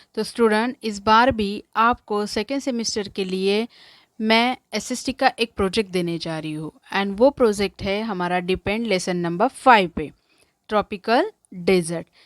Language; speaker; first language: Hindi; non-native, local second language; Marathi